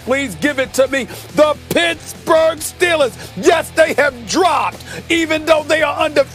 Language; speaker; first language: English; native; English